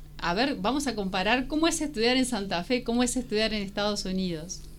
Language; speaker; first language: Spanish; native; Spanish